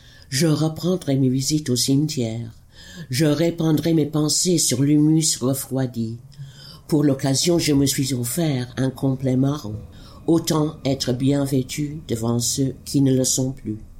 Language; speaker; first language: French; non-native, fluent; English